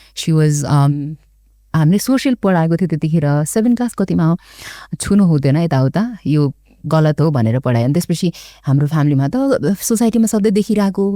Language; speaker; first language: Nepali; non-native, local second language; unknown